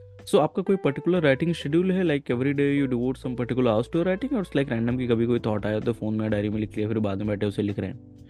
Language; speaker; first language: Hindi; native; Hindi